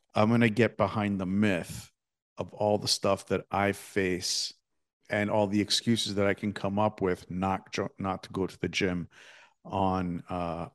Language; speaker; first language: English; native; English